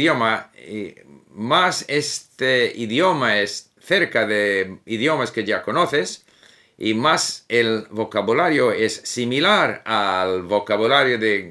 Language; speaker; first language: Spanish; non-native, fluent; English